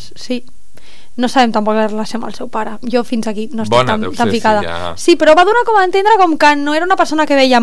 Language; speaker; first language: Catalan; native; Catalan